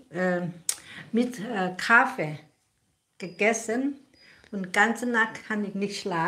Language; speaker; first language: German; non-native, learner; Thai